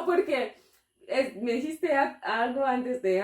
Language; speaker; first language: Spanish; non-native, fluent; English